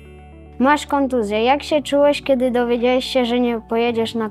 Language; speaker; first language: Polish; native; Polish